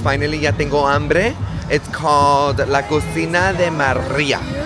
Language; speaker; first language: Spanish; early bilingual, heritage; Spanish